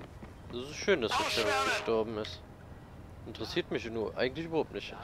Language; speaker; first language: German; native; German